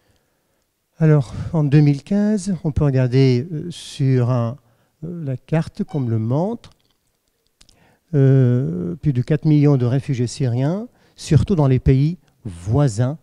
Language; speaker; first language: French; non-native, fluent; Arabic